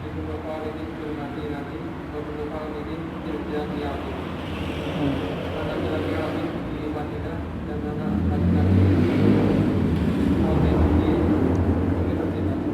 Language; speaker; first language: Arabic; non-native, fluent; Indonesian